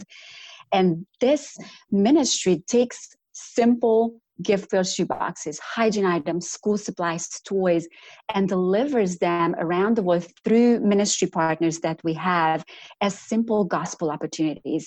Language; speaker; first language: English; non-native, fluent; Romanian